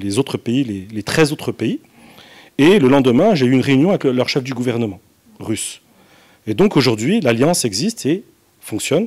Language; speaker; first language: French; non-native, local second language; Arabic